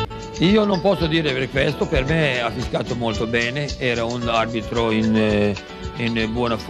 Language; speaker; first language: Italian; non-native, fluent; Serbian